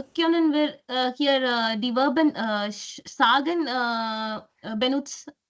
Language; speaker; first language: German; non-native, learner; Tamil